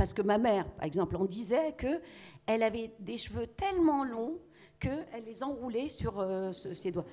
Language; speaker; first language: French; non-native, local second language; Arabic